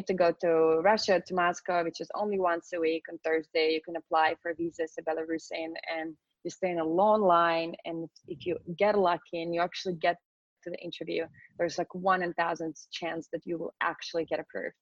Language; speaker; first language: English; non-native, fluent; Russian